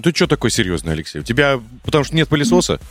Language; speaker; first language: Russian; native; Russian